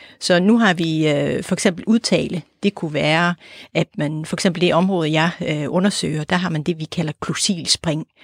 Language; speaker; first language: Danish; native; Danish